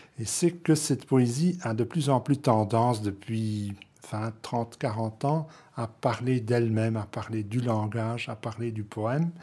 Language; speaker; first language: French; non-native, local second language; Dutch